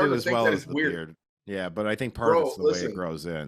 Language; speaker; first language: English; native; English